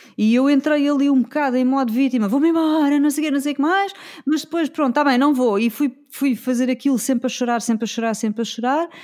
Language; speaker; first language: Portuguese; native; Portuguese